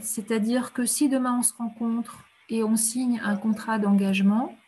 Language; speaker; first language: French; native; French